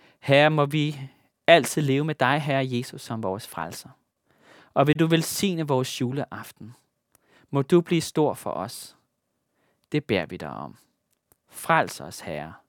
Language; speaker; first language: Danish; native; Danish